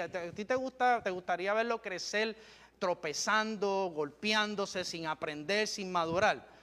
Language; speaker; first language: Spanish; native; Spanish